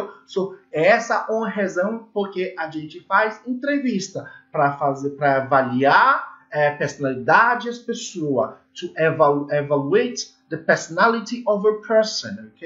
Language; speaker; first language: Portuguese; non-native, learner; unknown